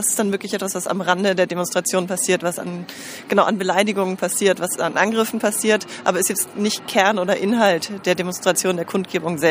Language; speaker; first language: German; native; German